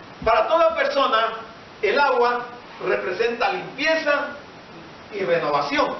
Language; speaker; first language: Spanish; native; Spanish